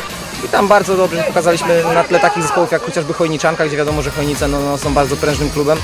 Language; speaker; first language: Polish; native; Polish